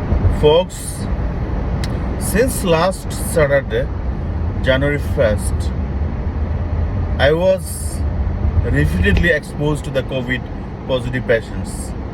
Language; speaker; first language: English; non-native, local second language; Bangla